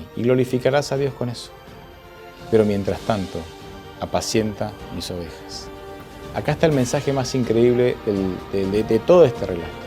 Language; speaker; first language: Spanish; native; Spanish